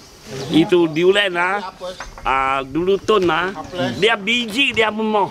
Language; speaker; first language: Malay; non-native, local second language; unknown